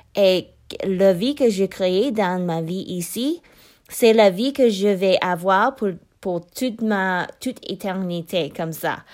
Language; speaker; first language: French; non-native, learner; English